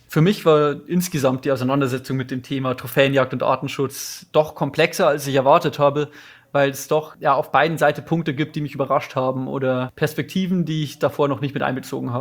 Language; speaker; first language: German; native; German